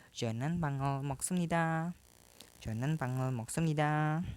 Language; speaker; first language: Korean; non-native, learner; Indonesian